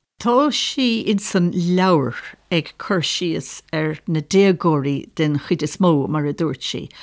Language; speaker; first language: Irish; native; Irish